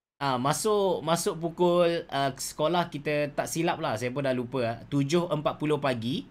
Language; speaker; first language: Malay; native; Malay